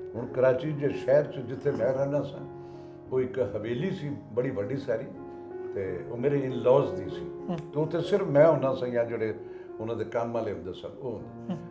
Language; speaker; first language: Punjabi; native; Punjabi